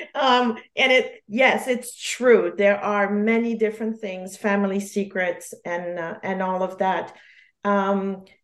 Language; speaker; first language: English; non-native, fluent; French